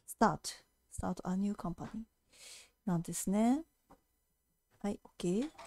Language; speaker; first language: Japanese; native; Japanese